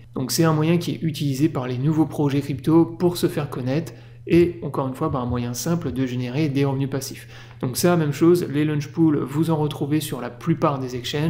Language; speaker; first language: French; native; French